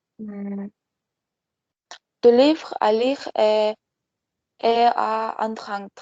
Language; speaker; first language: French; non-native, learner; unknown